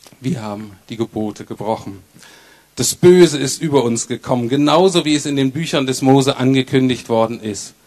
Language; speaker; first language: German; native; German